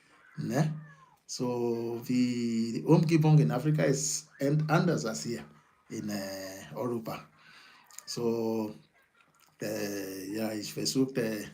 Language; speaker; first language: German; non-native, learner; Yoruba